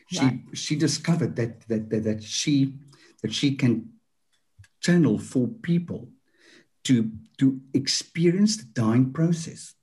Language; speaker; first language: English; non-native, local second language; Afrikaans